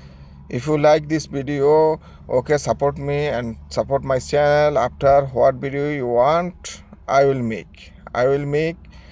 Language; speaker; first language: English; non-native, learner; Bangla